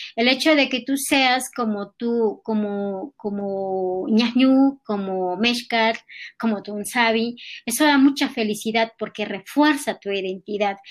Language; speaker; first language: Spanish; non-native, local second language; Nahuatl languages